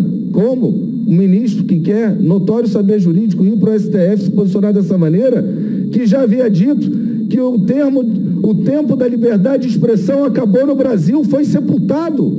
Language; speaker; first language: Portuguese; native; Portuguese